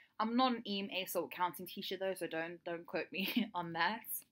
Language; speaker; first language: English; native; English